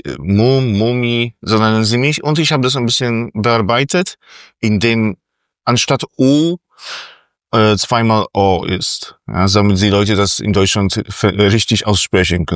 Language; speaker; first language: German; non-native, fluent; Polish